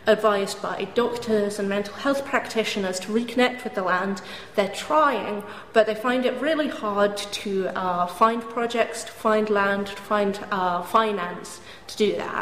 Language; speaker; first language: English; native; English